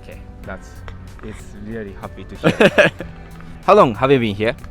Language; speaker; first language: English; non-native, learner; Japanese